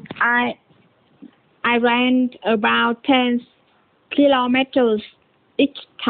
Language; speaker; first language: English; non-native, learner; Vietnamese